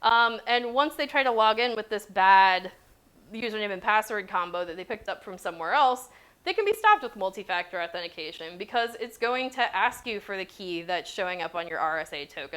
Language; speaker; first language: English; native; English